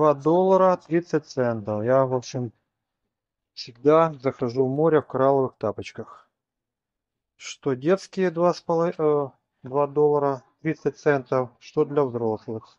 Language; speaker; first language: Russian; native; Russian